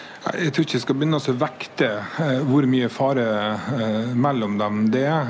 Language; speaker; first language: Norwegian; native; Norwegian